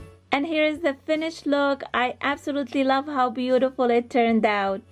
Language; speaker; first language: English; non-native, fluent; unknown